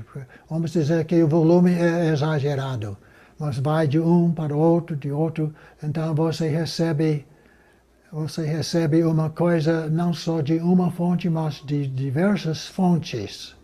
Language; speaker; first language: Portuguese; non-native, fluent; English